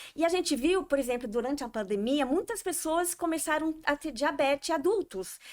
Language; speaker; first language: Portuguese; non-native, fluent; French